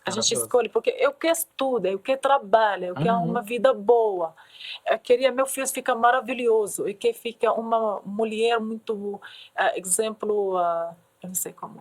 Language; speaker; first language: Portuguese; non-native, learner; Arabic